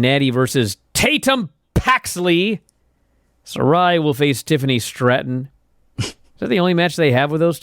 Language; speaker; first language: English; native; English